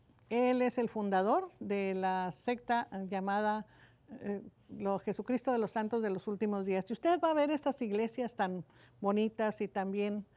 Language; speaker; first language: Spanish; native; Spanish